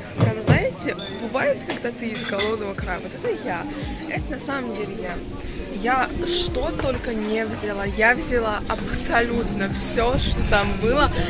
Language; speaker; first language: Russian; non-native, local second language; Azerbaijani